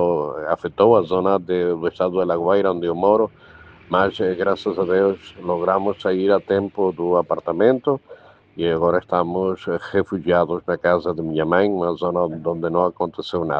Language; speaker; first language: Portuguese; early bilingual, heritage; Spanish